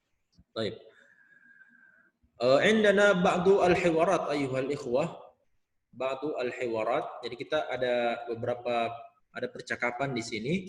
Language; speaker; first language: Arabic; non-native, fluent; Indonesian